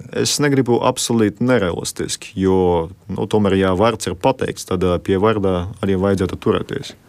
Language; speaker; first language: Latvian; non-native, local second language; Russian